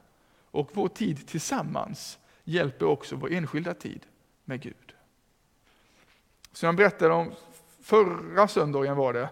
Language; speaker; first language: Swedish; native; Swedish